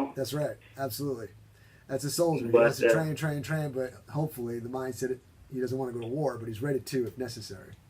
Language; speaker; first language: English; native; English